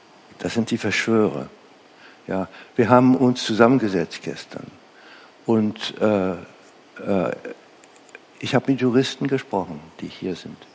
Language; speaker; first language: German; non-native, fluent; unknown